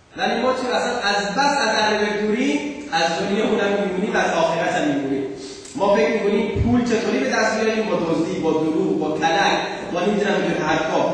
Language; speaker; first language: Persian; non-native, fluent; Urdu